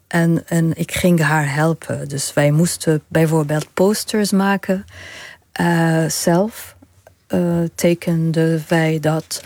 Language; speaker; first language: Dutch; non-native, fluent; Arabic